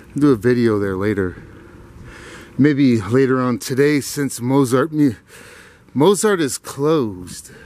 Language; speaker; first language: English; native; English